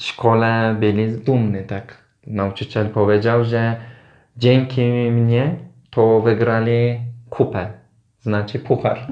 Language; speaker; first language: Polish; non-native, learner; Turkish